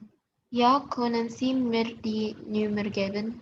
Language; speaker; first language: German; non-native, learner; Indonesian